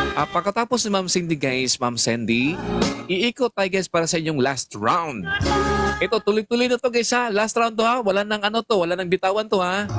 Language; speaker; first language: Filipino; non-native, local second language; Cebuano